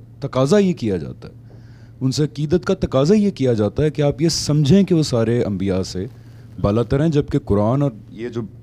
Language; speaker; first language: Urdu; native; Urdu